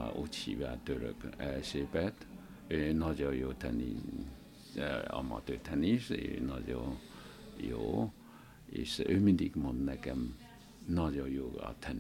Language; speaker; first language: Hungarian; non-native, learner; Chinese